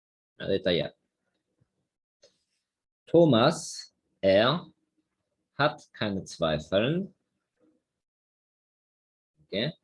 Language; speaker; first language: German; non-native, fluent; Spanish